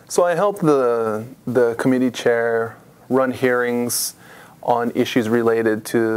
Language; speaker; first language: English; native; English